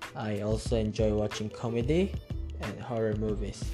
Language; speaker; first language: English; early bilingual, other home language; Korean